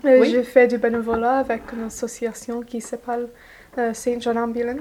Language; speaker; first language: French; non-native, learner; English